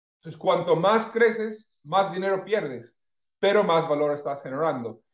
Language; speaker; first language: Spanish; non-native, fluent; English